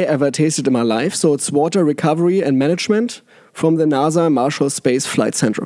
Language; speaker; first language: English; non-native, fluent; German